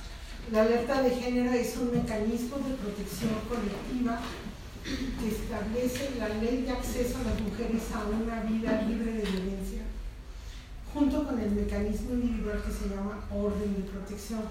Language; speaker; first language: Spanish; native; Spanish